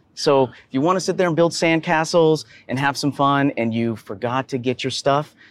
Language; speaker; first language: English; native; English